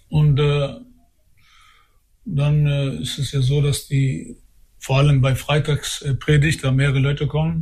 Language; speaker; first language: German; early bilingual, other home language; Albanian